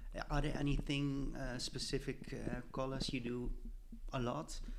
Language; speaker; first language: English; non-native, fluent; Dutch